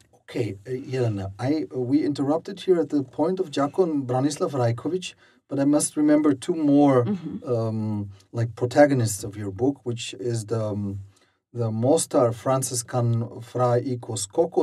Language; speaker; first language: English; non-native, fluent; German